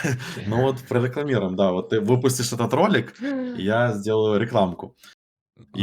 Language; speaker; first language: Russian; native; Russian